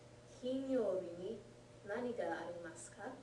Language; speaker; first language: Japanese; non-native, learner; English